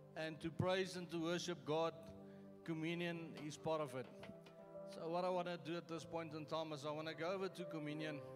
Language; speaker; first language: English; non-native, local second language; Afrikaans